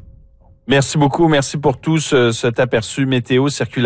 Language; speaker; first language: French; native; French